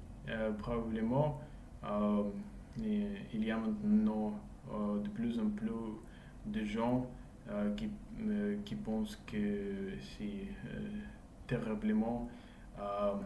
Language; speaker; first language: French; non-native, learner; English